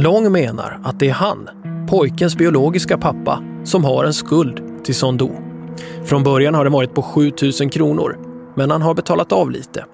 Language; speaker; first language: Swedish; native; Swedish